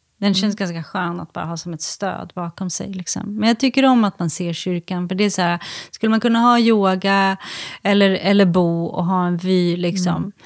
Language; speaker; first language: Swedish; native; Swedish